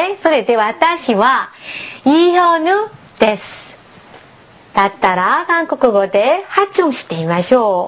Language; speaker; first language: Japanese; non-native, fluent; Korean